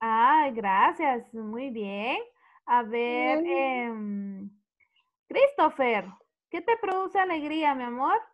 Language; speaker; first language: Spanish; native; Spanish